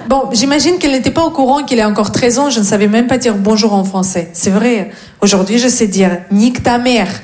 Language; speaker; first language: French; non-native, fluent; Russian